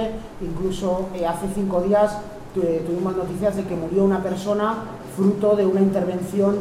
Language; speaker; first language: Spanish; native; Spanish